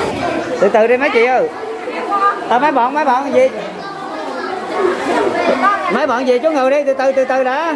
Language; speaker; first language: Vietnamese; native; Vietnamese